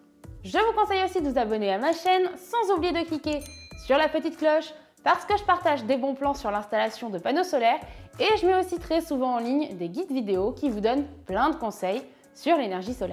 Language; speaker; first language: French; native; French